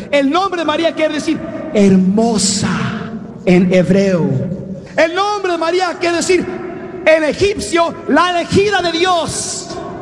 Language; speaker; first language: Spanish; early bilingual, heritage; Spanish